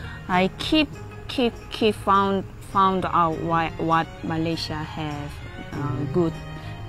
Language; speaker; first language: English; non-native, learner; Korean